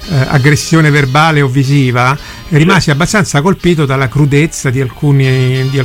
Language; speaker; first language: Italian; native; Italian